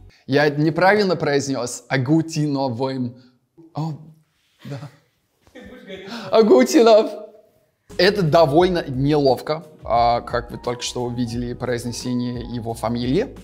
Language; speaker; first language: Russian; non-native, fluent; English